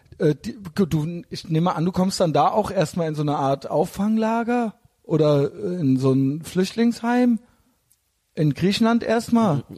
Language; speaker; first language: German; native; German